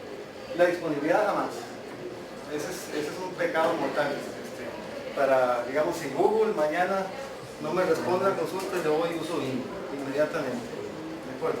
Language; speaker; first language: Spanish; native; Spanish